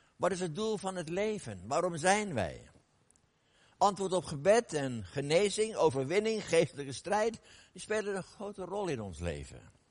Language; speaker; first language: Dutch; non-native, fluent; English